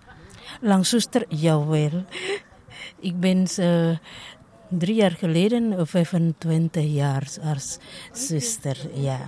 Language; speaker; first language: Dutch; non-native, learner; Indonesian